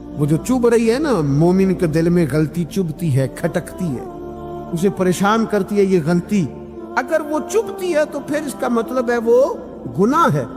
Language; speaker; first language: Urdu; non-native, local second language; Punjabi